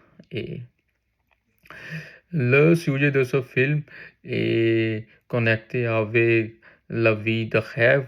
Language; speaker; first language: French; non-native, learner; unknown